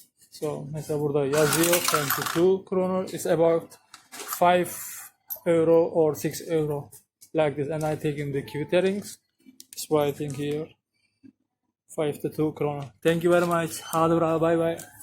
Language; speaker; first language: English; non-native, learner; Turkish